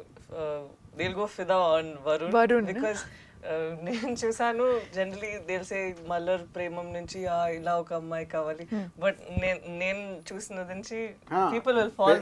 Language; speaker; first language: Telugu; non-native, learner; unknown